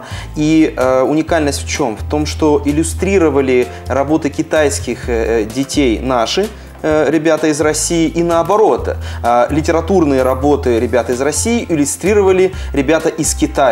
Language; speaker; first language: Russian; native; Russian